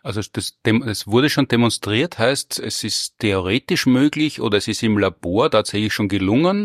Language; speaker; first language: German; native; German